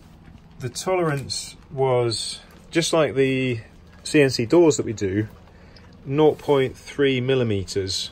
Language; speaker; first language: English; native; English